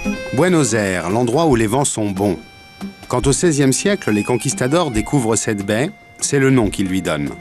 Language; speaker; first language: French; native; French